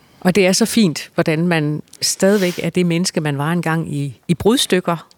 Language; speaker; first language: Danish; native; Danish